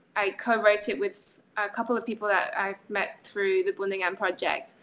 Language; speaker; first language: English; non-native, fluent; French